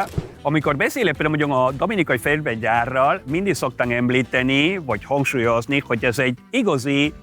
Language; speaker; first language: Hungarian; non-native, fluent; Spanish